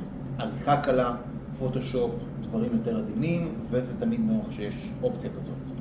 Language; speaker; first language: Hebrew; native; Hebrew